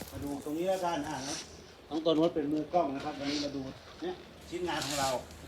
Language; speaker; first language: Thai; native; Thai